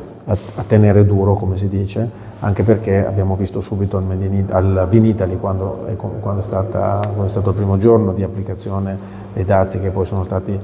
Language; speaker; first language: Italian; native; Italian